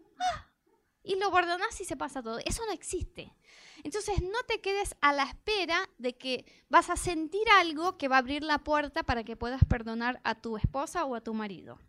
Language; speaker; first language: Spanish; non-native, fluent; Portuguese